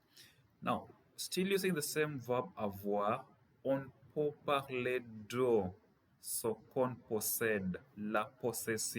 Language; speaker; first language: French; non-native, fluent; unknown